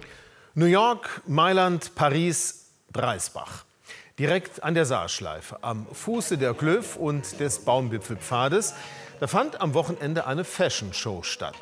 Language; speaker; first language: German; native; German